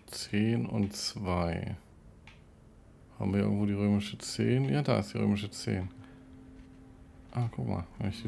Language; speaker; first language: German; native; German